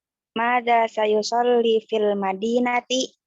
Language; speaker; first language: Arabic; non-native, learner; Indonesian